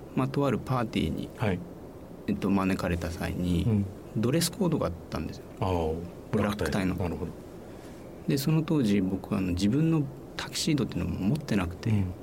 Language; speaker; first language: Japanese; native; Japanese